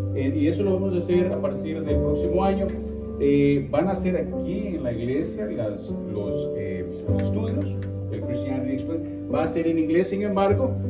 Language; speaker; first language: Spanish; native; Spanish